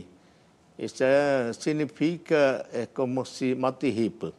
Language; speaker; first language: Portuguese; non-native, local second language; Yanomámi